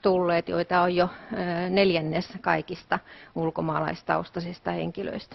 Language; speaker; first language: Finnish; native; Finnish